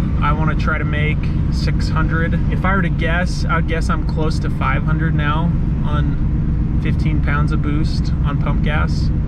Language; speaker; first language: English; native; English